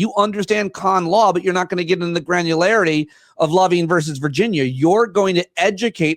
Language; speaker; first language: English; native; English